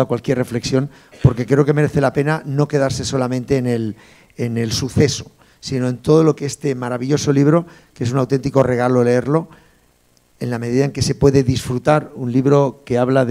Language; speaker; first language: Spanish; native; Spanish